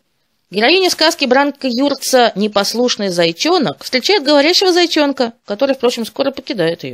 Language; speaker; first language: Russian; native; Russian